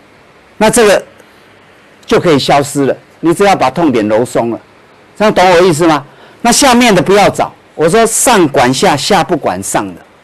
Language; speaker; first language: Chinese; native; Chinese